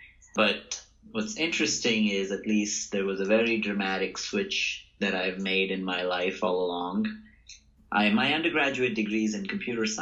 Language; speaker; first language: English; non-native, local second language; Hindi